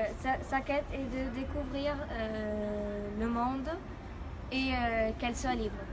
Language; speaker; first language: French; non-native, fluent; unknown